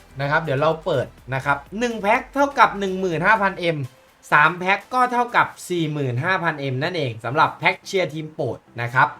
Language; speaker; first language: Thai; native; Thai